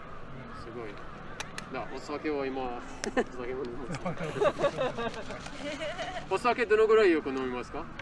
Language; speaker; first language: Japanese; non-native, learner; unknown